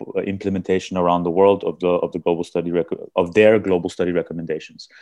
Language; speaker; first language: English; early bilingual, heritage; German